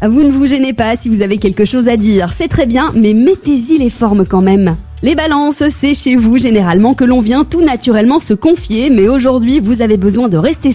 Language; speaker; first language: French; native; French